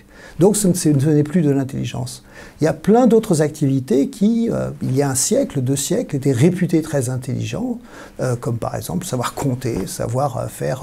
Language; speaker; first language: French; native; French